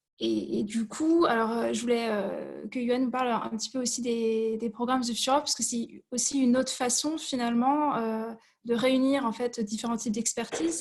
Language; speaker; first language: French; native; French